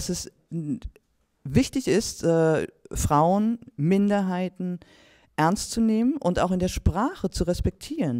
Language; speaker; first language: German; native; German